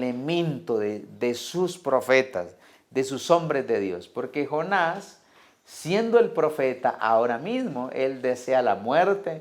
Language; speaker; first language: Spanish; native; Spanish